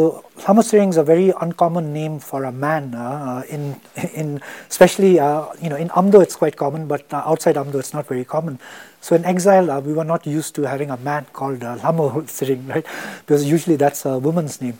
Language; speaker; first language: English; non-native, local second language; Tibetan